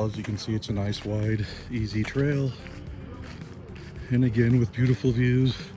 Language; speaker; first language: English; native; English